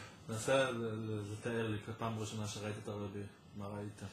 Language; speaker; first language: Hebrew; native; Hebrew